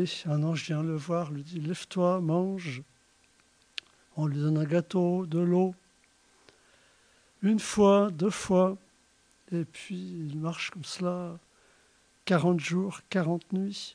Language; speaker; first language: French; native; French